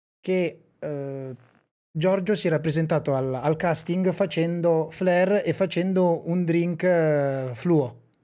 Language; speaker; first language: Italian; native; Italian